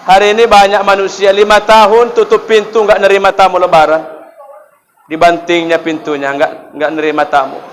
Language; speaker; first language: Indonesian; native; Indonesian